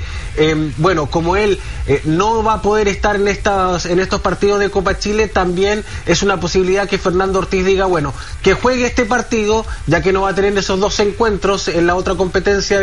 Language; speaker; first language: Spanish; native; Spanish